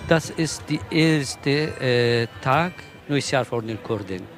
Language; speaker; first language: German; non-native, learner; Kurdish